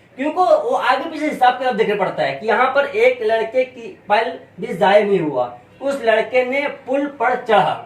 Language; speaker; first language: Hindi; native; Hindi